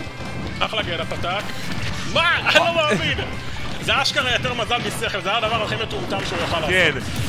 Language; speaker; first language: Hebrew; native; Hebrew